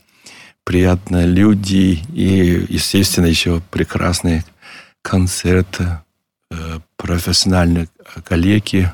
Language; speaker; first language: Russian; non-native, learner; Chinese